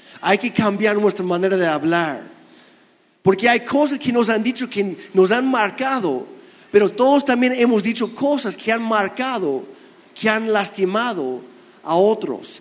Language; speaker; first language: Spanish; non-native, fluent; English